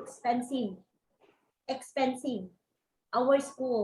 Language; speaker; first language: English; non-native, local second language; Cebuano